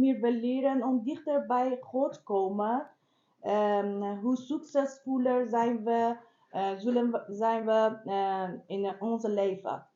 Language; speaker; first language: Dutch; non-native, learner; Persian